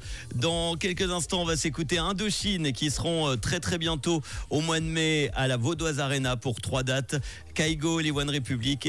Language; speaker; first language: French; native; French